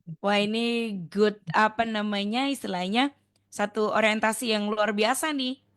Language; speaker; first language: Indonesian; native; Indonesian